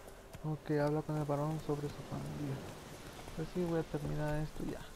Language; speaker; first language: Spanish; early bilingual, heritage; Spanish